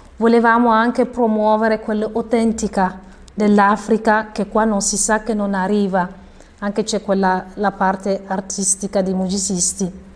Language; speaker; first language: Italian; non-native, fluent; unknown